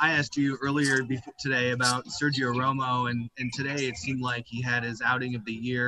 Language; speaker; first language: English; native; English